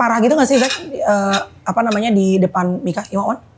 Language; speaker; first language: Indonesian; native; Indonesian